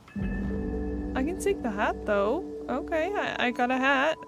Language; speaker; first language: English; non-native, fluent; Dutch